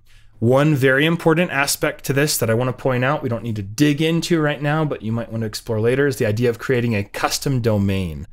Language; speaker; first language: English; native; English